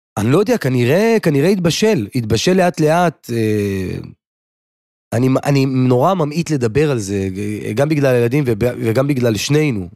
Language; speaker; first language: Hebrew; native; Hebrew